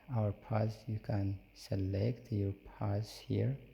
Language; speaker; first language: English; non-native, local second language; Amharic